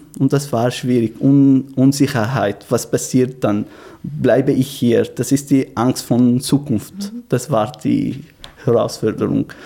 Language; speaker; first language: German; non-native, learner; Arabic